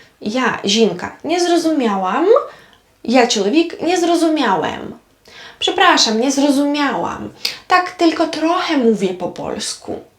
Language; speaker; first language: Polish; non-native, fluent; Ukrainian